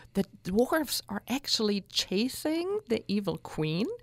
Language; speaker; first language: English; non-native, fluent; German